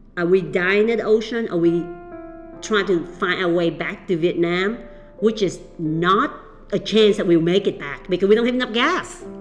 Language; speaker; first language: English; early bilingual, other home language; Vietnamese